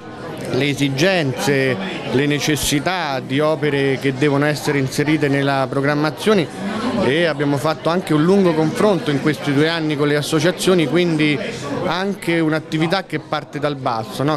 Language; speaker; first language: Italian; native; Italian